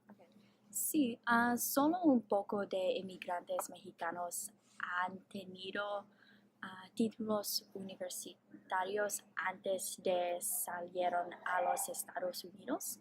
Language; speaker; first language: Spanish; non-native, learner; English